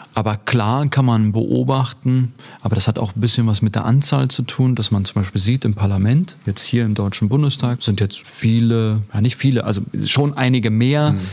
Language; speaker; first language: German; early bilingual, other home language; Turkish